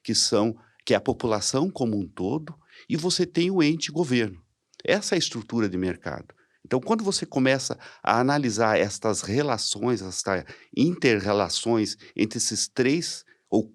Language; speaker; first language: Portuguese; native; Portuguese